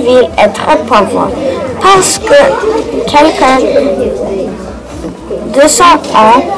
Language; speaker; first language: French; non-native, learner; English